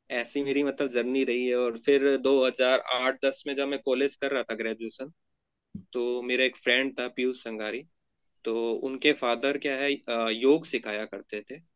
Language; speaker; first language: Hindi; native; Hindi